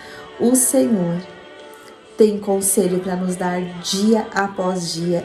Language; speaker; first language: Portuguese; native; Portuguese